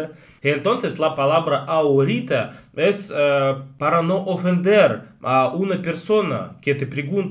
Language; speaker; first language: Spanish; non-native, fluent; Russian